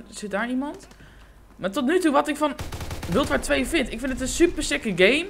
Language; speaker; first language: Dutch; native; Dutch